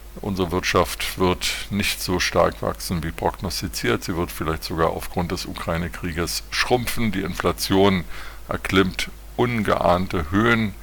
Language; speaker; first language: German; native; German